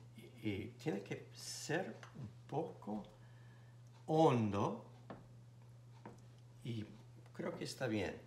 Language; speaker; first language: Spanish; non-native, fluent; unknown